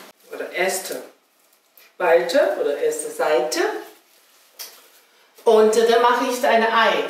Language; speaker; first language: German; non-native, fluent; Chinese